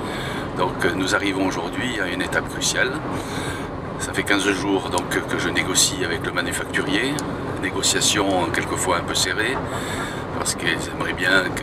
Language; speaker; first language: French; native; French